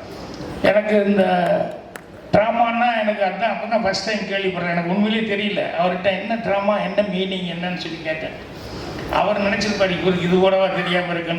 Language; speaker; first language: Tamil; native; Tamil